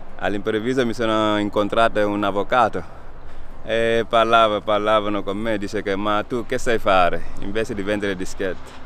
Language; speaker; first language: Italian; non-native, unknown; Wolof